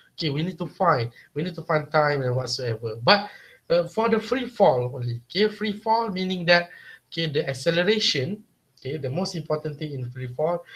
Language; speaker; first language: English; non-native, local second language; Malay